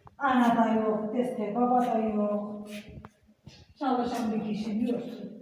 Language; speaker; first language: Turkish; native; Turkish